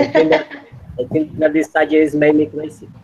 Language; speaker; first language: English; non-native, learner; Spanish